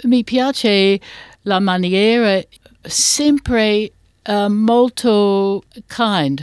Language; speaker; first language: Italian; non-native, learner; English